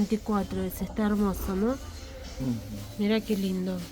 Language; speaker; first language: Spanish; non-native, fluent; Russian